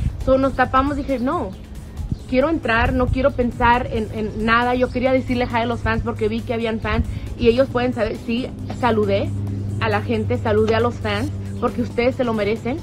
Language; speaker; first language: Spanish; early bilingual, heritage; Spanish